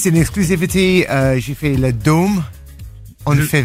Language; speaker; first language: French; non-native, learner; English